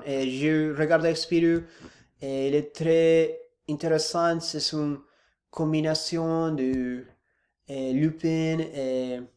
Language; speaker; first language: French; non-native, learner; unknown